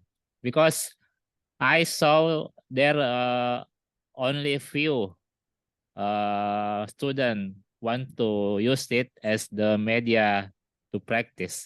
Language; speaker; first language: English; non-native, learner; Indonesian